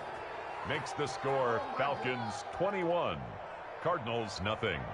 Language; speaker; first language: English; native; English